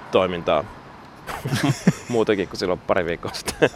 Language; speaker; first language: Finnish; native; Finnish